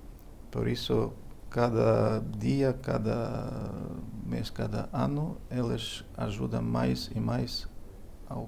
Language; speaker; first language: Portuguese; non-native, fluent; Ukrainian